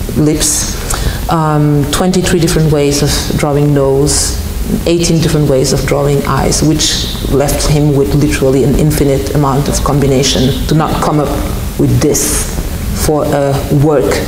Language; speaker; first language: English; non-native, fluent; French